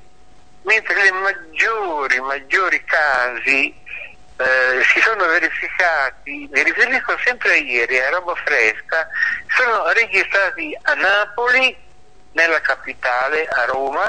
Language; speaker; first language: Italian; native; Italian